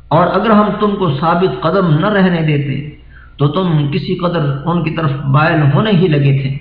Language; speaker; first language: Urdu; native; Urdu